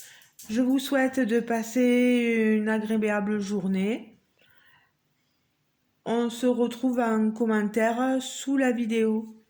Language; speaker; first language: French; native; French